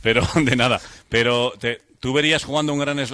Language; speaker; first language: Spanish; native; Spanish